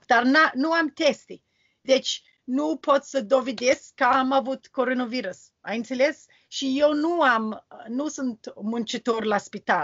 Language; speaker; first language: Romanian; non-native, learner; English